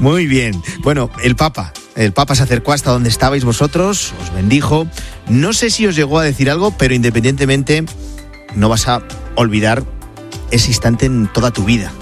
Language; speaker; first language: Spanish; native; Spanish